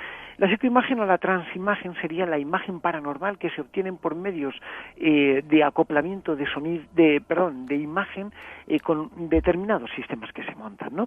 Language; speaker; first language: Spanish; native; Spanish